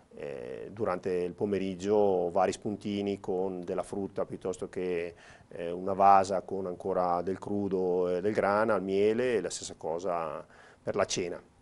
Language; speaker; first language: Italian; native; Italian